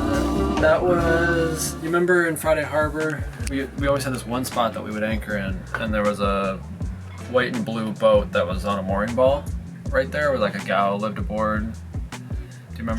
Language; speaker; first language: English; native; English